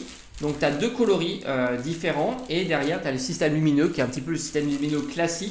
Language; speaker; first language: French; native; French